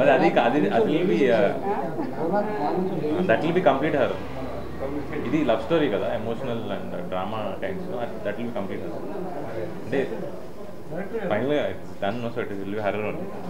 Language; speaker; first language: Telugu; native; Telugu